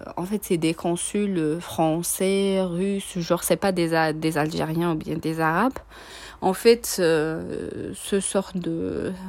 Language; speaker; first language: French; non-native, local second language; Arabic